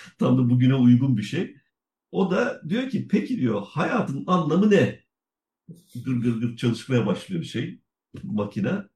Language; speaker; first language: Turkish; native; Turkish